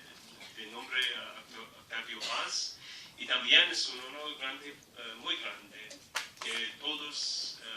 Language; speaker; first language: Spanish; non-native, learner; English